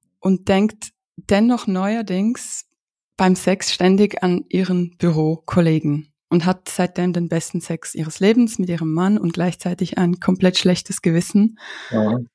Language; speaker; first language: German; native; German